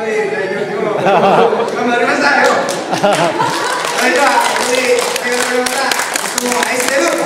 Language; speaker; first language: Japanese; non-native, learner; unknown